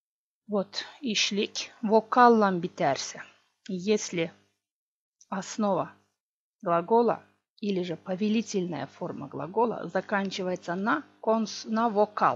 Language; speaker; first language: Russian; non-native, local second language; Gagauz